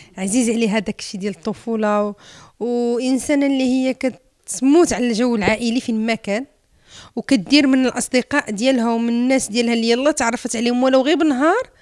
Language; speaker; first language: Arabic; native; Arabic